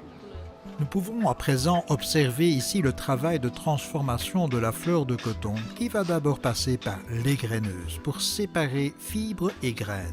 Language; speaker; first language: French; native; French